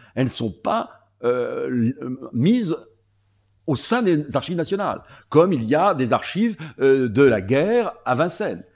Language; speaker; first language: French; native; French